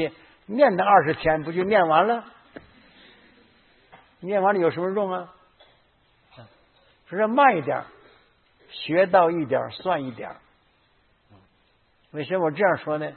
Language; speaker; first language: Chinese; native; Chinese